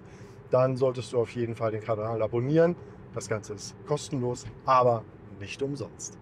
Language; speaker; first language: German; native; German